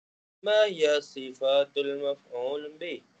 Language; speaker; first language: Arabic; non-native, learner; Malay